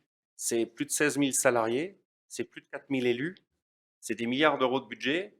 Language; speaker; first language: French; native; French